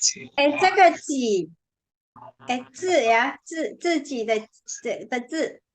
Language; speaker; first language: Chinese; non-native, fluent; Indonesian